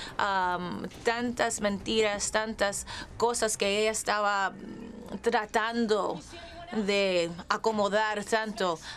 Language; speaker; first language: Spanish; early bilingual, heritage; English